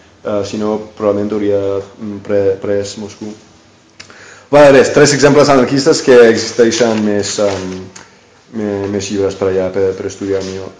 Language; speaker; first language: Catalan; non-native, fluent; English